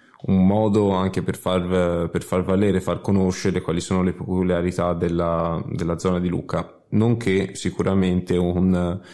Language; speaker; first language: Italian; native; Italian